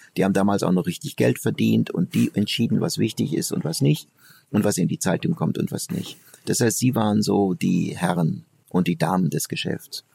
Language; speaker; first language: German; early bilingual, other home language; Turkish